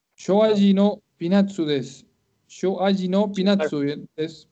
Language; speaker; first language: Spanish; native; Spanish